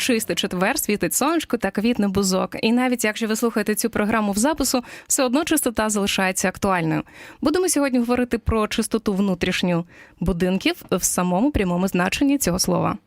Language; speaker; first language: Ukrainian; native; Ukrainian